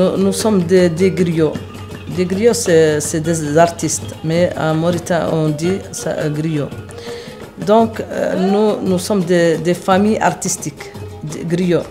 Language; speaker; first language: French; non-native, local second language; Arabic